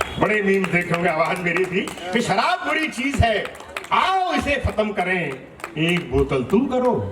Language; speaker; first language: Hindi; non-native, local second language; Punjabi